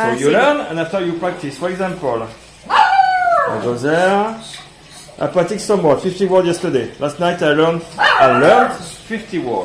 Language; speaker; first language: English; non-native, learner; French